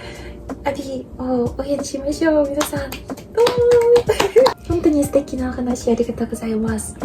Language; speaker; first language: Japanese; non-native, learner; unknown